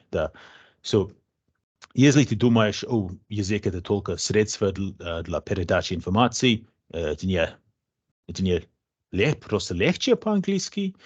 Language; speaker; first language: Russian; non-native, fluent; English